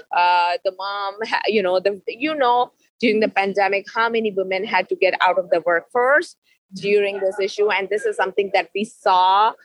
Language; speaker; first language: English; non-native, local second language; Urdu